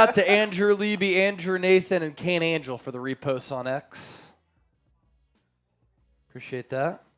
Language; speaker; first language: English; native; English